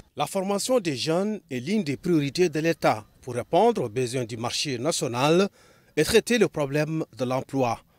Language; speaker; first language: French; non-native, local second language; Arabic